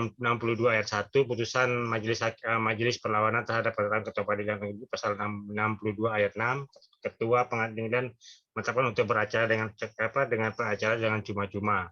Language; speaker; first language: Indonesian; native; Indonesian